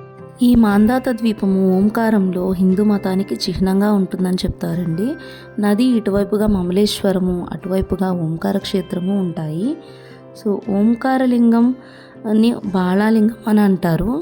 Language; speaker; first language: Telugu; native; Telugu